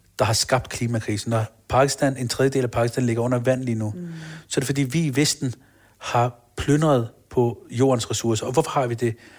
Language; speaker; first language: Danish; early bilingual, other home language; Urdu